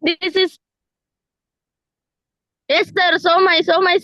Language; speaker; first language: English; non-native, learner; Indonesian